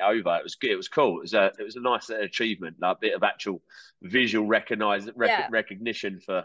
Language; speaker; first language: English; native; English